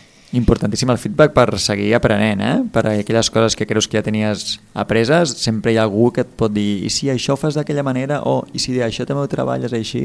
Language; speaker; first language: Catalan; native; Catalan